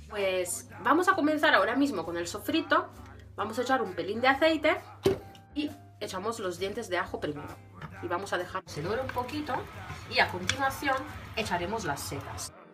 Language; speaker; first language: Spanish; non-native, fluent; Italian